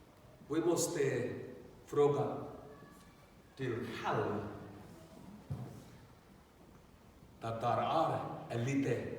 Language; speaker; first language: Swedish; non-native, learner; Urdu